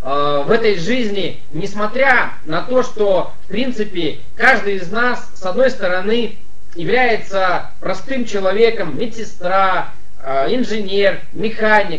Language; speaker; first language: Russian; native; Russian